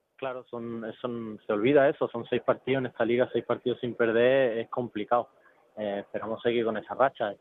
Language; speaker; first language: Spanish; early bilingual, other home language; English